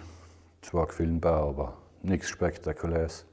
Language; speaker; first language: German; native; German